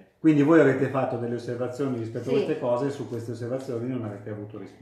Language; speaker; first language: Italian; native; Italian